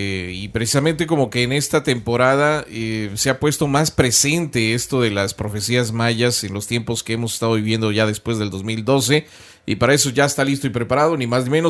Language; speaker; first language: Spanish; native; Spanish